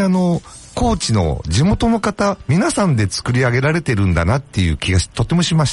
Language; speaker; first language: Japanese; native; Japanese